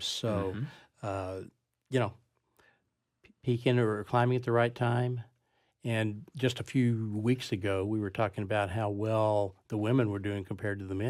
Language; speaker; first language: English; native; English